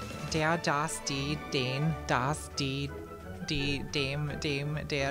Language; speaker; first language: German; non-native, learner; English